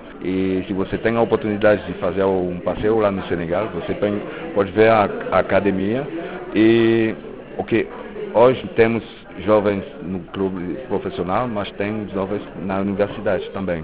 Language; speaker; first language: Portuguese; non-native, local second language; French